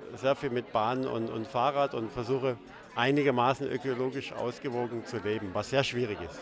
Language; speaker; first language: German; native; German